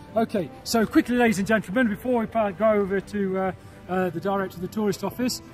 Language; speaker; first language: English; native; English